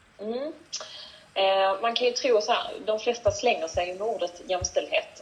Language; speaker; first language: Swedish; native; Swedish